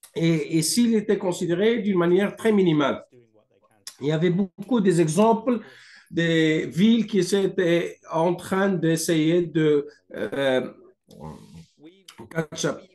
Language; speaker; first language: French; non-native, fluent; English